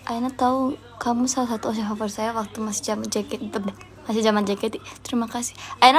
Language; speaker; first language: Indonesian; early bilingual, other home language; Japanese